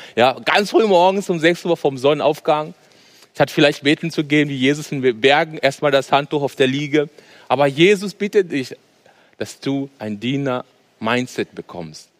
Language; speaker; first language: German; non-native, fluent; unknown